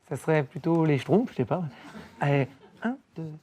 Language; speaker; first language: French; native; French